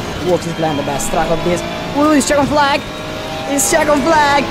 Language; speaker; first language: English; non-native, fluent; Italian